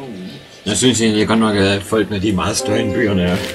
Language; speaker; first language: Danish; native; Danish